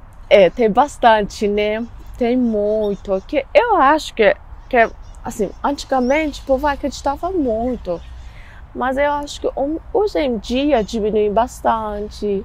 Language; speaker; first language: Portuguese; non-native, learner; Persian